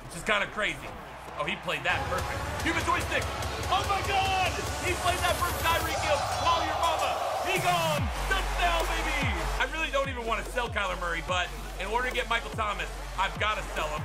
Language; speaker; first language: English; native; English